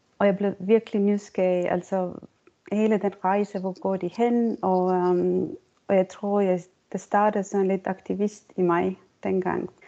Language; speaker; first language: Danish; non-native, fluent; Estonian